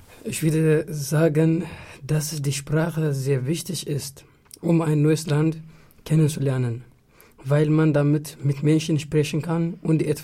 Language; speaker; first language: German; non-native, learner; Tigrinya